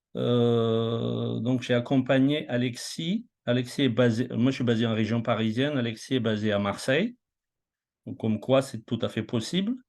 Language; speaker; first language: French; non-native, local second language; Malagasy